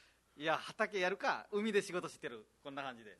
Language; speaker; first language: Japanese; non-native, fluent; Nepali